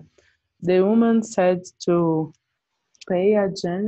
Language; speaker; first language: English; non-native, learner; Portuguese